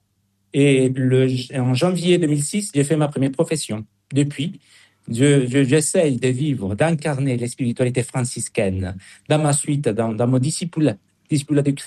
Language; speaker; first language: French; non-native, fluent; Spanish